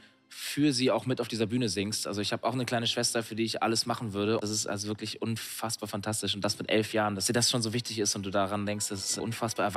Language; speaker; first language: German; native; German